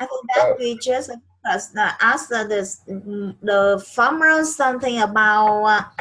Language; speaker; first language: English; non-native, learner; Vietnamese